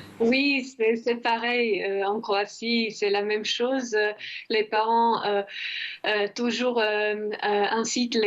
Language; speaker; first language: French; non-native, fluent; Croatian